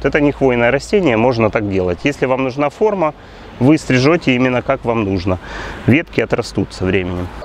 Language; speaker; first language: Russian; native; Russian